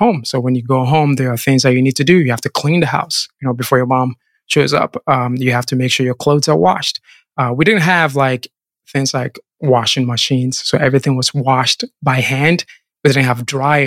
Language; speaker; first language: English; non-native, local second language; Akan